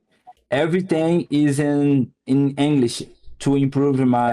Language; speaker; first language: English; non-native, learner; Portuguese